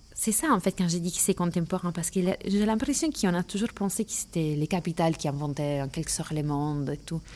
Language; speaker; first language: French; non-native, fluent; Italian